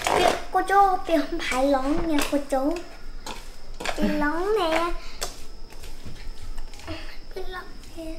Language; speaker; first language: Vietnamese; early bilingual, heritage; Korean